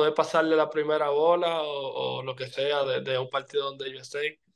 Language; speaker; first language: Spanish; native; Spanish